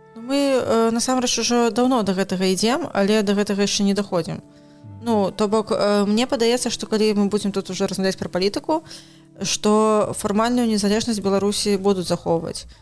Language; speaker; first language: Belarusian; non-native, local second language; Russian